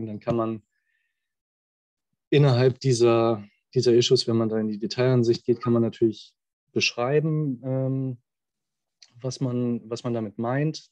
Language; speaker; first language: German; native; German